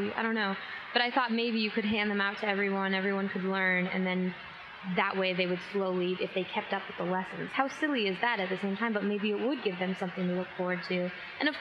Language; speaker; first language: English; native; English